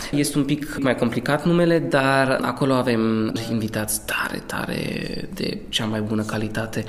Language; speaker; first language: Romanian; early bilingual, heritage; Romanian